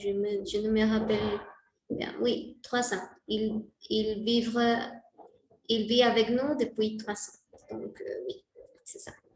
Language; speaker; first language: French; non-native, learner; Spanish